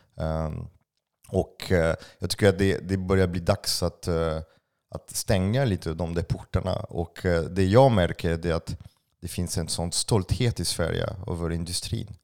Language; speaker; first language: Swedish; non-native, fluent; French